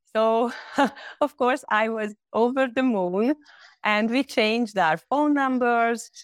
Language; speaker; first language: English; non-native, fluent; Hungarian